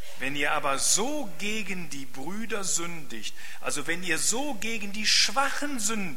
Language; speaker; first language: German; native; German